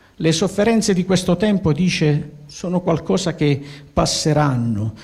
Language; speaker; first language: Italian; native; Italian